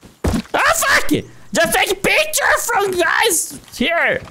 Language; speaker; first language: English; non-native, learner; Portuguese